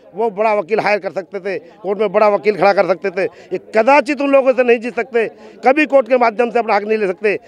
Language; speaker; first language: Hindi; native; Hindi